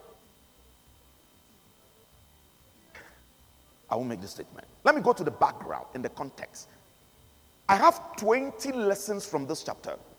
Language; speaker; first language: English; non-native, local second language; Akan